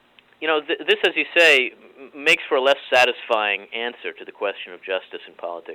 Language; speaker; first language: English; native; English